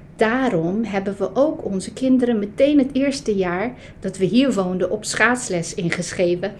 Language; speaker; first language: Dutch; early bilingual, other home language; Italian